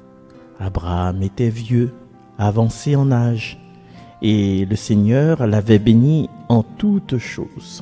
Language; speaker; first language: French; non-native, local second language; Malagasy